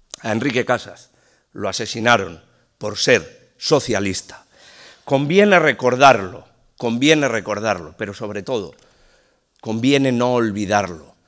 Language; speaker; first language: Spanish; native; Spanish